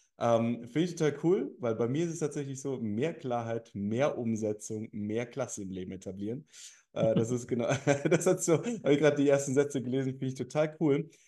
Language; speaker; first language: German; early bilingual, other home language; Russian